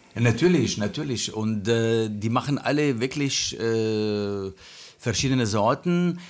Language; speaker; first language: German; non-native, fluent; Arabic